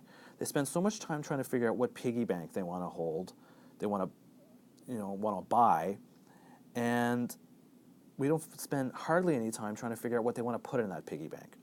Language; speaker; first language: English; native; English